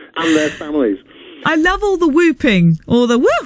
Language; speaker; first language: English; native; English